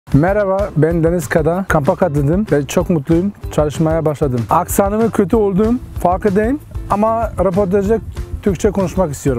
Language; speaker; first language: Turkish; early bilingual, heritage; Turkish